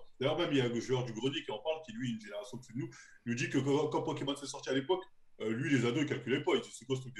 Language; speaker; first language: French; native; French